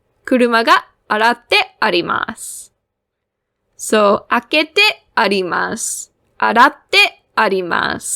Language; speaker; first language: Japanese; non-native, fluent; English